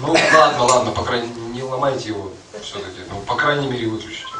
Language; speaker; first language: Russian; native; Russian